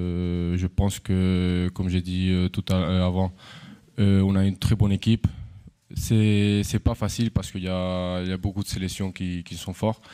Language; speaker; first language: French; non-native, fluent; Spanish